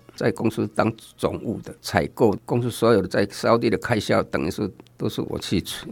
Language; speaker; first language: Chinese; native; Chinese